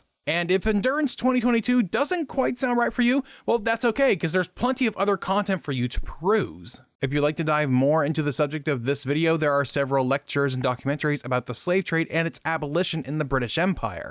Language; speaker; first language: English; native; English